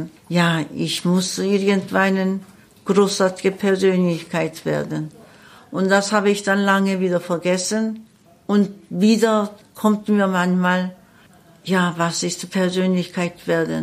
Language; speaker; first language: German; non-native, learner; Korean